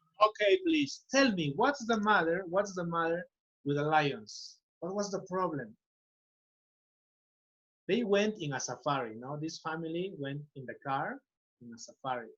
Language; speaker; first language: English; non-native, fluent; Spanish